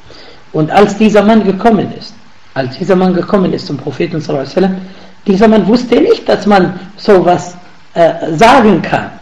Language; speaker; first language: German; non-native, learner; Arabic